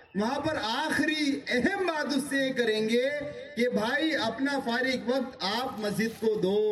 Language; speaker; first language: Urdu; native; Urdu